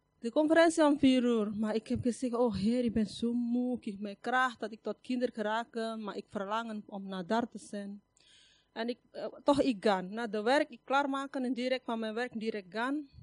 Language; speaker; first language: Dutch; non-native, learner; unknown